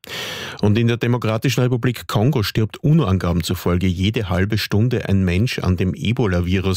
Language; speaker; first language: German; native; German